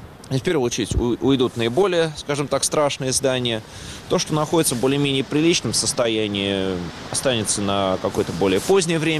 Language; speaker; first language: Russian; native; Russian